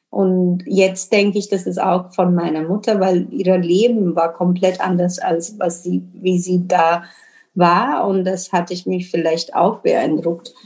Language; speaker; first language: German; non-native, fluent; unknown